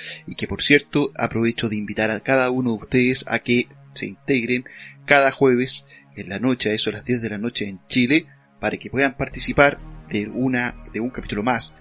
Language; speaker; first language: Spanish; native; Spanish